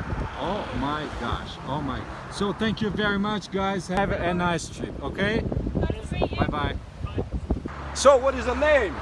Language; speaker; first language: English; non-native, learner; Tajik